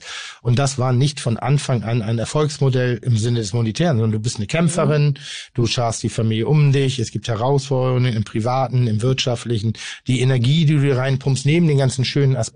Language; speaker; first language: German; native; German